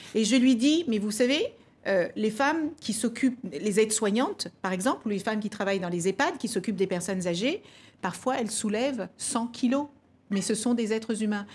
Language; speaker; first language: French; early bilingual, other home language; Kabuverdianu